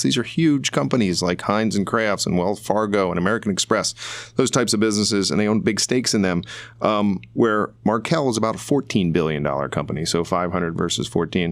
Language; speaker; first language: English; native; English